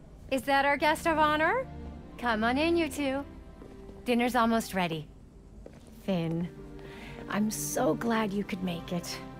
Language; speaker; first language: English; early bilingual, other home language; Spanish